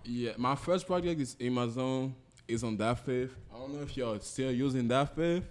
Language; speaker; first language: English; non-native, local second language; French